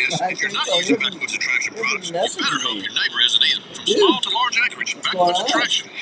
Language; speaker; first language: English; native; English